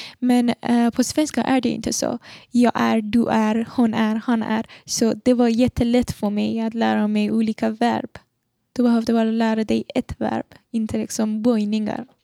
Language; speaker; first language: Swedish; non-native, fluent; Persian